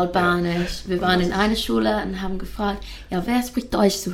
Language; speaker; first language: German; non-native, fluent; English